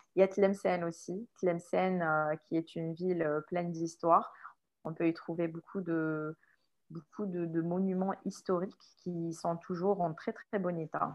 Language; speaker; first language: French; non-native, local second language; Arabic